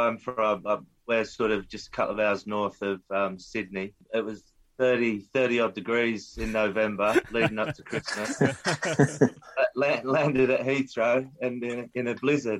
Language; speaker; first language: English; native; English